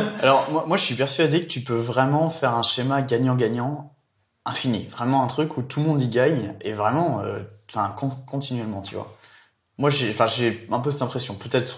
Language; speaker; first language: French; native; French